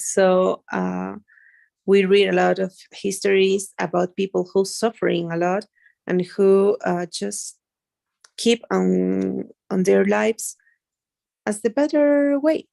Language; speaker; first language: English; non-native, learner; Spanish